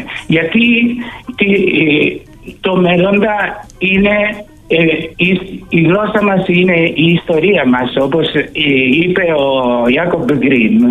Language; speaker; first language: Greek; early bilingual, heritage; Greek